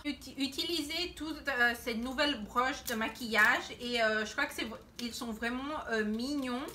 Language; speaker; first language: French; non-native, fluent; Spanish